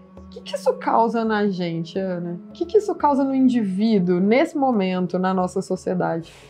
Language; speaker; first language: Portuguese; native; Portuguese